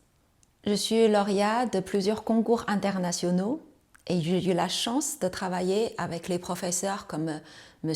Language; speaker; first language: French; non-native, fluent; Chinese